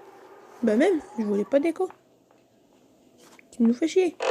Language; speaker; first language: French; native; French